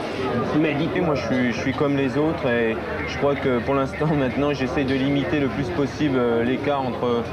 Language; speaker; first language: French; native; French